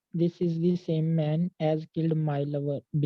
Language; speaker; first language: English; non-native, learner; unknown